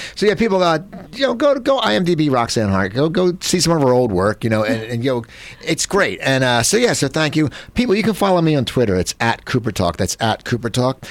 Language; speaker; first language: English; native; English